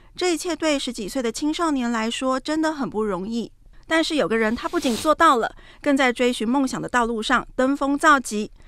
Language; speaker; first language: Chinese; native; Chinese